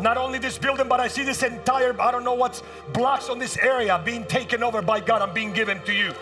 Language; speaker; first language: English; early bilingual, other home language; Spanish